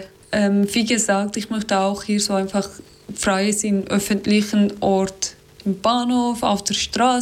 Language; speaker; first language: German; non-native, learner; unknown